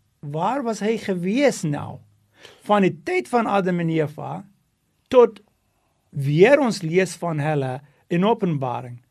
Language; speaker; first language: Afrikaans; non-native, local second language; English